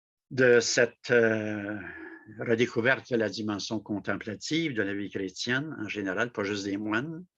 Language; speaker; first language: French; native; French